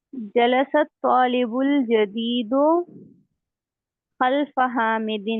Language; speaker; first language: Arabic; non-native, learner; Urdu